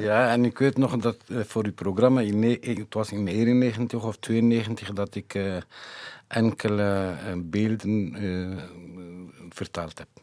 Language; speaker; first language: Dutch; non-native, fluent; Kurdish